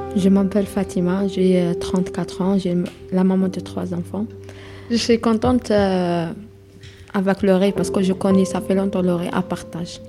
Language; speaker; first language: French; non-native, learner; Arabic